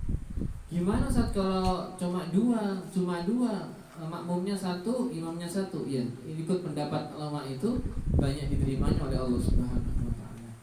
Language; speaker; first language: Indonesian; non-native, local second language; Javanese